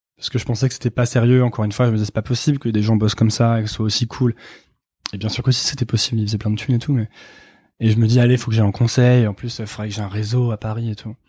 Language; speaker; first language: French; native; French